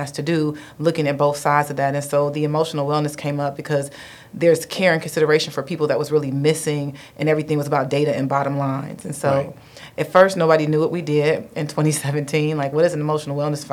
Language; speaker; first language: English; native; English